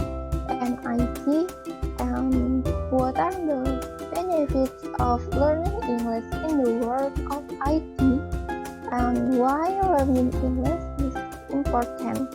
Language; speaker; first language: English; non-native, learner; Indonesian